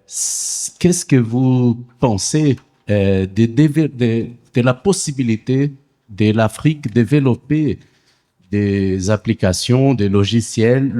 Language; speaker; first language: French; non-native, fluent; Portuguese